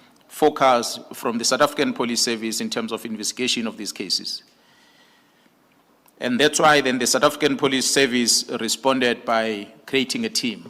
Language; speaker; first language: English; non-native, local second language; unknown